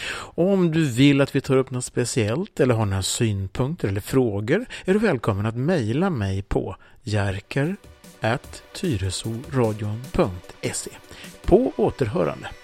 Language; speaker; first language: Swedish; native; Swedish